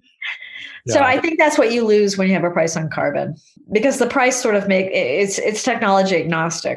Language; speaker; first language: English; native; English